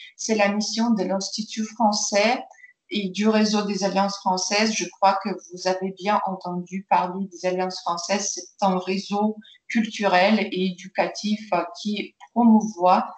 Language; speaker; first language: French; non-native, fluent; Ukrainian